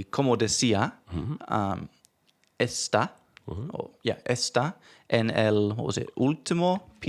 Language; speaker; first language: Spanish; non-native, learner; English